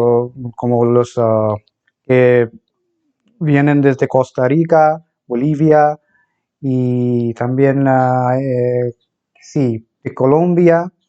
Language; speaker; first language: Spanish; non-native, fluent; Bangla